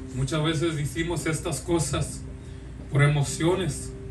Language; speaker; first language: Spanish; early bilingual, heritage; Spanish